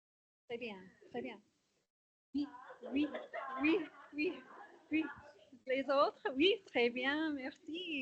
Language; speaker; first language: French; non-native, learner; English